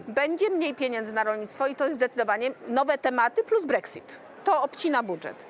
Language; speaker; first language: Polish; native; Polish